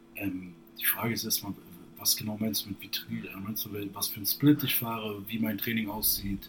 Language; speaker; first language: German; native; German